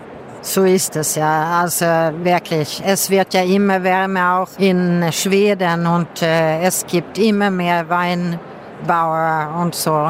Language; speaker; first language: German; non-native, fluent; Swedish